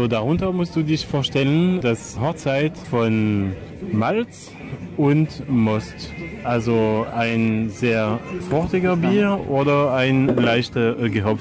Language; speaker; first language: German; non-native, fluent; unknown